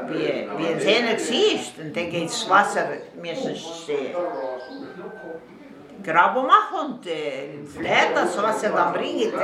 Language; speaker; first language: German; early bilingual, heritage; German